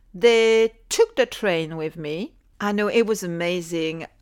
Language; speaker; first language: English; non-native, fluent; French